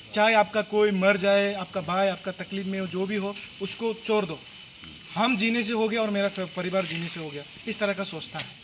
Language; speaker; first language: Hindi; non-native, local second language; Mising